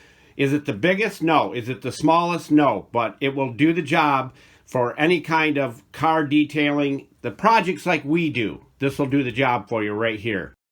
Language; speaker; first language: English; native; English